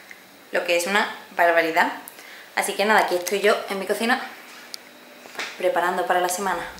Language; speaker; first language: Spanish; native; Spanish